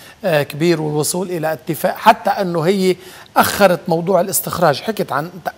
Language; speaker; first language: Arabic; native; Arabic